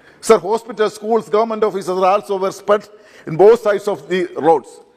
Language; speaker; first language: English; non-native, local second language; Malayalam